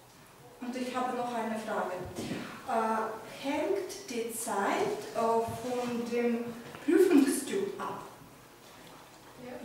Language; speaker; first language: German; non-native, fluent; Ukrainian